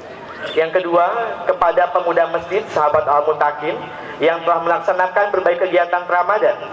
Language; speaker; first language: Indonesian; native; Indonesian